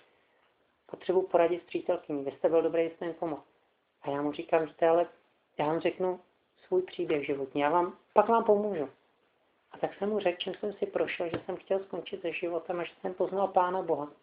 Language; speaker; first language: Czech; native; Czech